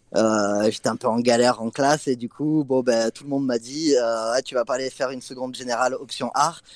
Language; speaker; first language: French; non-native, fluent; English